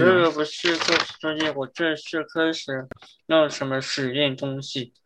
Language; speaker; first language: Chinese; non-native, learner; English